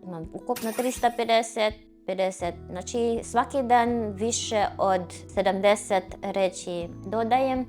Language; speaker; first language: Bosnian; non-native, fluent; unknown